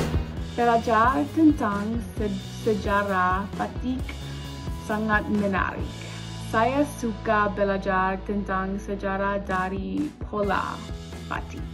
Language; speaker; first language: Indonesian; non-native, learner; English